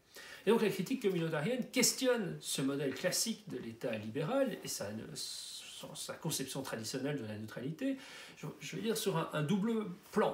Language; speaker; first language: French; native; French